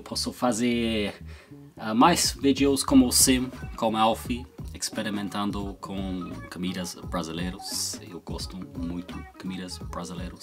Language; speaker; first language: Portuguese; non-native, learner; English